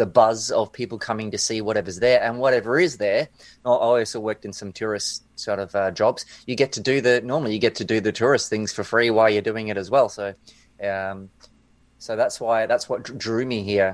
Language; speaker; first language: English; native; English